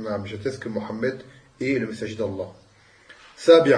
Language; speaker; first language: Arabic; non-native, fluent; French